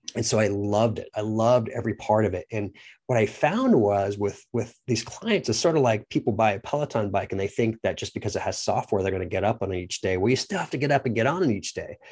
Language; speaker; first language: English; native; English